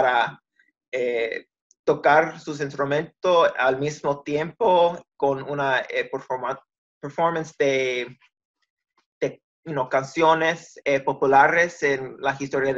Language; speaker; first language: Spanish; early bilingual, heritage; Spanish